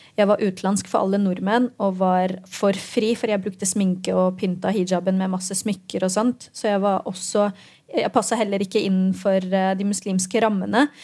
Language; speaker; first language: Norwegian; early bilingual, other home language; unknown